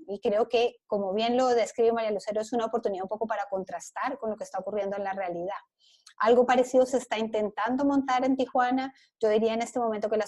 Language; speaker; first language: Spanish; native; Spanish